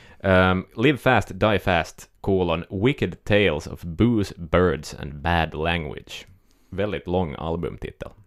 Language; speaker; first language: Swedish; native; Swedish